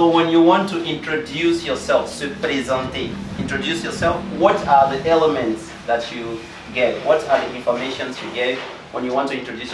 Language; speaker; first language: English; non-native, fluent; French